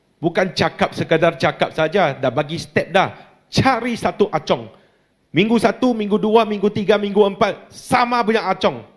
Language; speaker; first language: Malay; non-native, local second language; Chinese